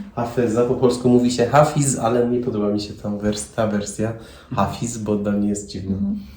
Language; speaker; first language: Polish; non-native, fluent; Persian